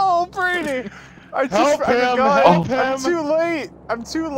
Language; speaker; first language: English; native; English